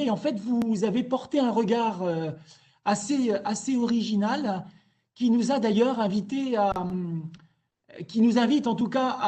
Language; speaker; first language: French; native; French